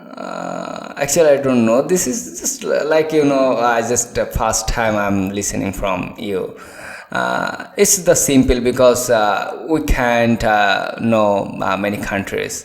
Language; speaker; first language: English; non-native, learner; Bangla